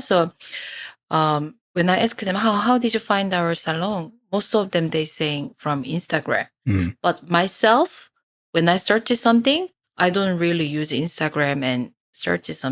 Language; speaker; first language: English; non-native, fluent; Korean